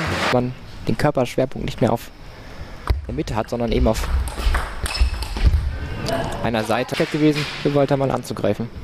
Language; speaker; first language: German; native; German